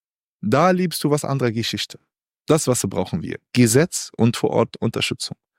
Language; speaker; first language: German; non-native, learner; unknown